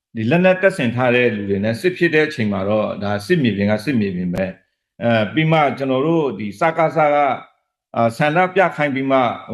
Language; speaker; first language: Burmese; native; Burmese